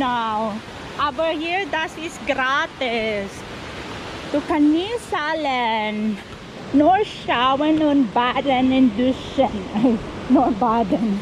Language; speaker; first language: German; non-native, learner; Filipino